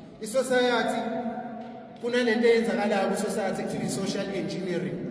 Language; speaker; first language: Zulu; native; Zulu